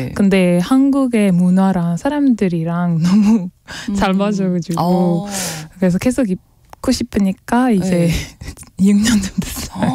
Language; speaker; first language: Korean; non-native, learner; French